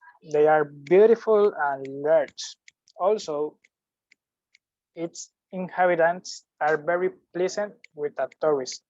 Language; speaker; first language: English; non-native, learner; Spanish